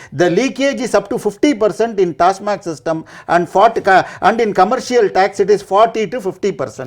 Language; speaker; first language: English; non-native, local second language; Tamil